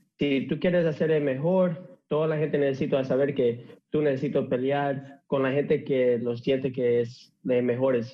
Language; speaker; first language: Spanish; early bilingual, heritage; English